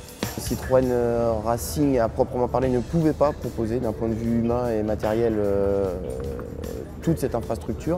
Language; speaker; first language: French; native; French